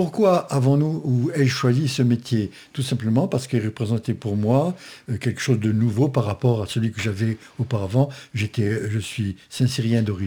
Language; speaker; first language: French; native; French